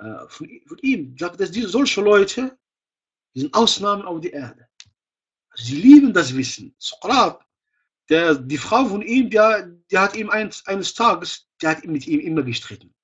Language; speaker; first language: German; non-native, fluent; Arabic